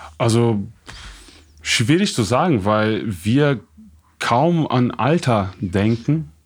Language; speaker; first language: German; non-native, fluent; Portuguese